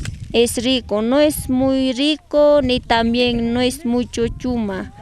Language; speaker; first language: Spanish; non-native, local second language; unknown